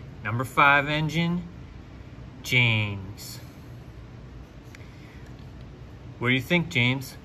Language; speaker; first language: English; native; English